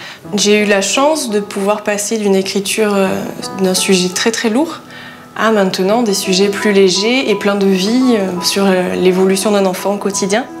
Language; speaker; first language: French; native; French